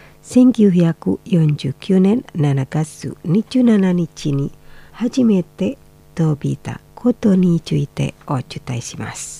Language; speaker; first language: Japanese; non-native, fluent; Indonesian